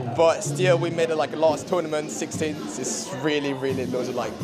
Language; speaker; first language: English; non-native, fluent; Korean